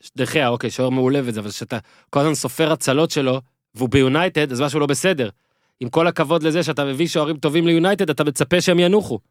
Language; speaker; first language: Hebrew; native; Hebrew